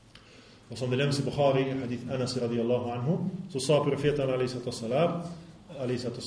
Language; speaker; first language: Swedish; early bilingual, other home language; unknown